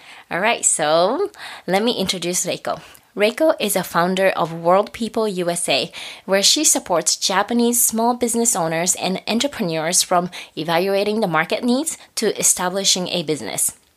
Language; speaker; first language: English; non-native, fluent; Japanese